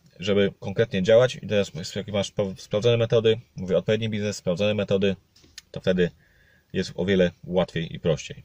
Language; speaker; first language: Polish; native; Polish